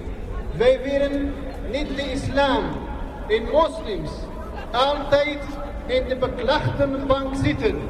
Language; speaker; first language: Dutch; non-native, fluent; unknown